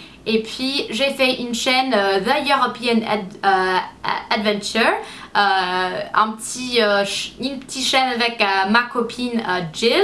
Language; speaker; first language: French; non-native, fluent; English